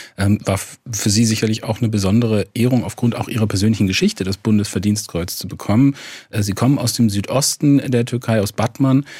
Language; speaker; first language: German; native; German